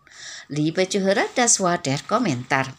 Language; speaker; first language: German; non-native, fluent; Indonesian